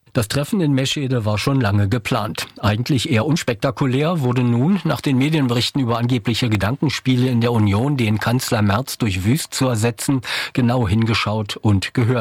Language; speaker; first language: German; native; German